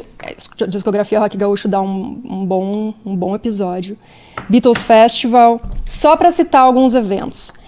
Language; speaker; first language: Portuguese; native; Portuguese